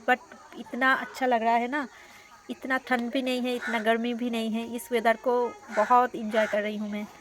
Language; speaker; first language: Hindi; non-native, local second language; Bangla